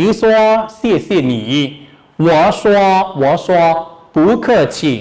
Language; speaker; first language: Chinese; non-native, fluent; Khmer